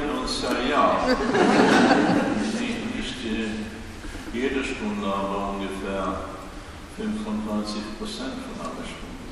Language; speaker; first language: German; non-native, learner; Swedish